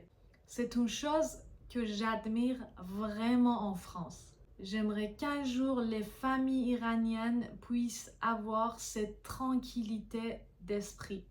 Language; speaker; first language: French; non-native, fluent; Persian